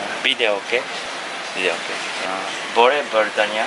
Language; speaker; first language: Indonesian; non-native, learner; Japanese